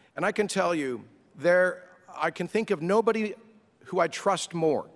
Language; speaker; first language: English; native; English